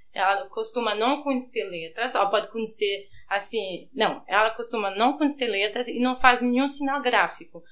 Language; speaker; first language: Portuguese; early bilingual, heritage; Portuguese